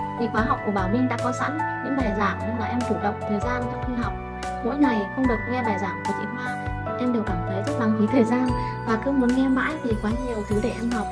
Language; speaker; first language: Vietnamese; non-native, local second language; Muong